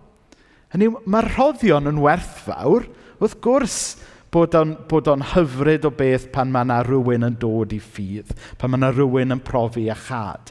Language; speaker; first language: Welsh; native; Welsh